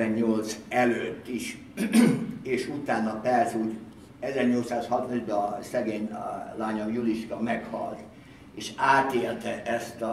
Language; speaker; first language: Hungarian; early bilingual, heritage; Hungarian